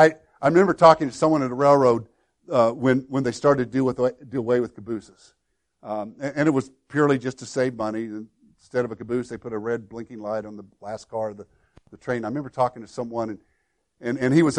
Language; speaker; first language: English; native; English